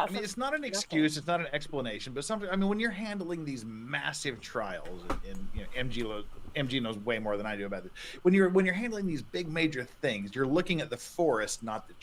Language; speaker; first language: English; native; English